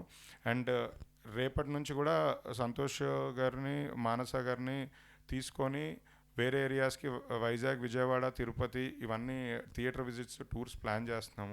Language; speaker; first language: Telugu; native; Telugu